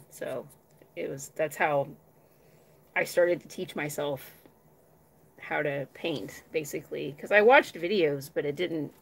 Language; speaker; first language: English; native; English